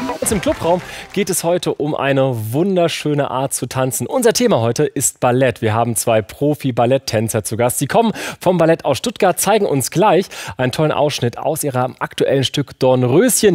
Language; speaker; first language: German; native; German